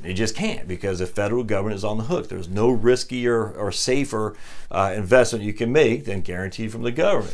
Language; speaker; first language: English; native; English